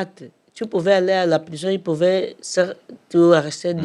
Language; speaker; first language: French; non-native, learner; Portuguese